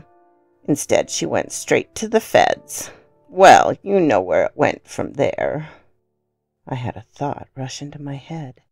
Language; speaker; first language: English; native; English